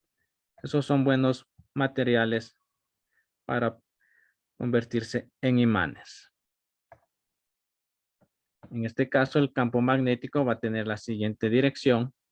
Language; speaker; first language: Spanish; native; Spanish